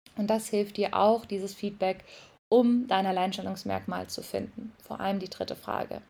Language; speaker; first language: German; native; German